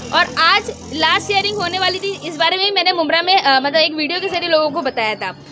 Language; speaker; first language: Hindi; native; Hindi